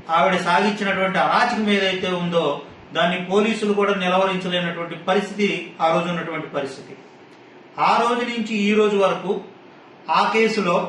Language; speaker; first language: Telugu; native; Telugu